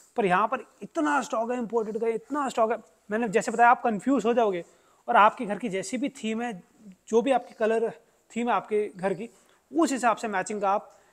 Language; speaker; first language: Hindi; native; Hindi